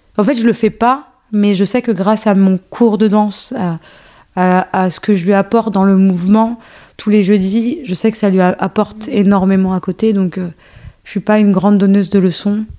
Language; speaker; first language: French; early bilingual, other home language; Arabic